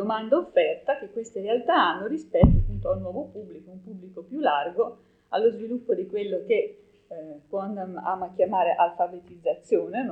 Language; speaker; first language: Italian; native; Italian